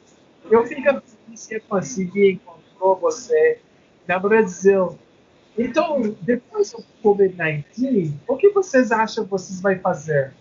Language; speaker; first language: Portuguese; non-native, learner; English